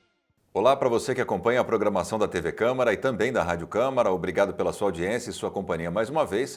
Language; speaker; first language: Portuguese; native; Portuguese